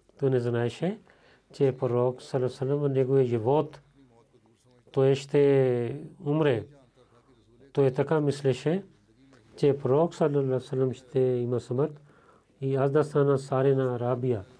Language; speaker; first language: Bulgarian; non-native, learner; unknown